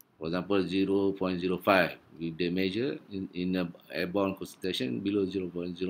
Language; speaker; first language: English; non-native, local second language; Malay